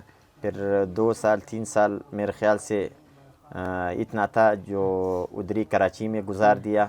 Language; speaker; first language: Hindi; non-native, local second language; Pashto